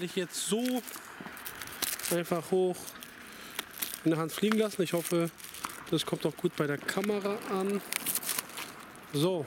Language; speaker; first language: German; native; German